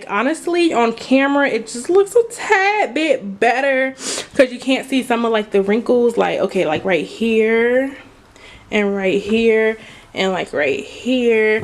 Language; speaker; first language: English; native; English